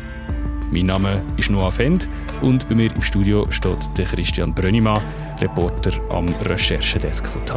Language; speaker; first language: German; native; German